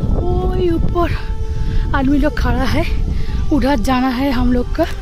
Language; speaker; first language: Hindi; non-native, local second language; Bangla